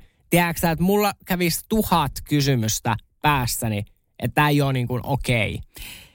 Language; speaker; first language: Finnish; native; Finnish